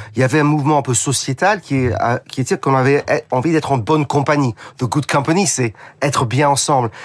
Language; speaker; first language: French; non-native, fluent; English